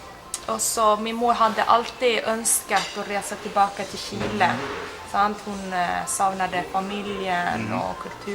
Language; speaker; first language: Norwegian; non-native, fluent; Spanish